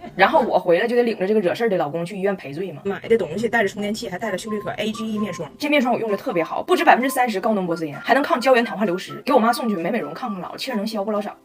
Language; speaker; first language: Chinese; native; Chinese